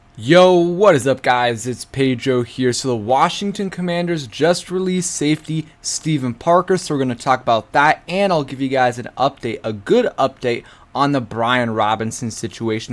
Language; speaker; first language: English; native; English